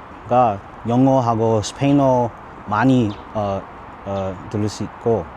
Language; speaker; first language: Korean; non-native, learner; English